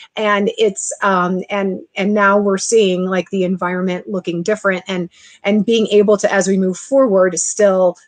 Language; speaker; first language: English; native; English